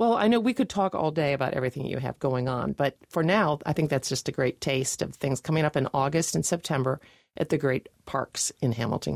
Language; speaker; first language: English; native; English